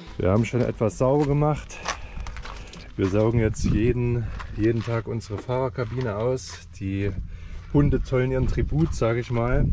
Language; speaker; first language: German; native; German